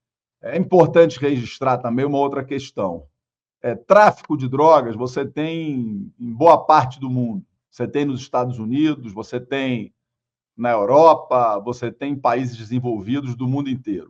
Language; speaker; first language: Portuguese; native; Portuguese